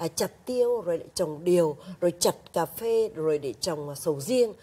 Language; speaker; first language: Vietnamese; native; Vietnamese